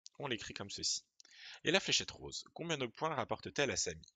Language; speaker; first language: French; native; French